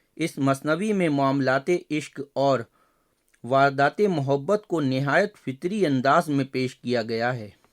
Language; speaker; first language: Urdu; native; Urdu